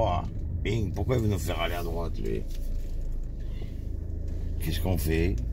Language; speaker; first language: French; native; French